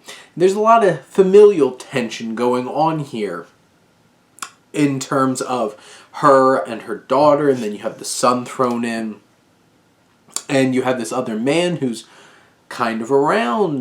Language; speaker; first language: English; native; English